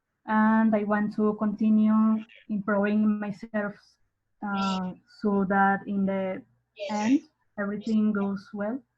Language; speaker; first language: English; non-native, learner; Spanish